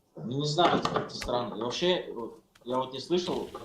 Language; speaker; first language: Russian; native; Russian